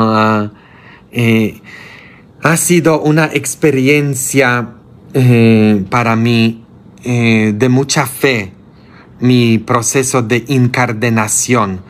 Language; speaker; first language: Spanish; non-native, fluent; Polish